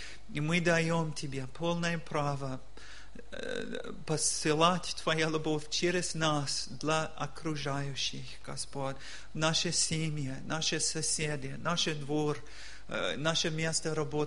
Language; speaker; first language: Russian; non-native, learner; English